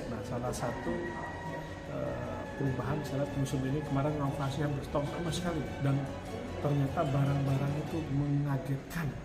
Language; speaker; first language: Indonesian; native; Indonesian